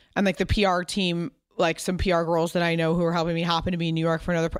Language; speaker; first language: English; native; English